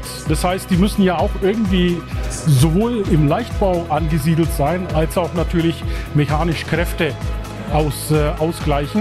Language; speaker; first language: German; native; German